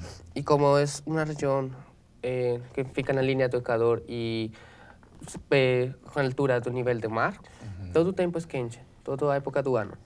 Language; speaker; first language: Portuguese; non-native, learner; Spanish